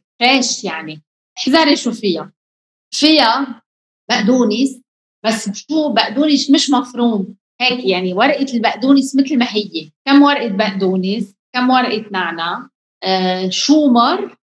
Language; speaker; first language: Arabic; native; Arabic